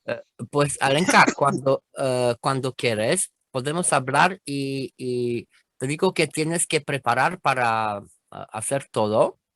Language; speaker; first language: Spanish; non-native, fluent; Romanian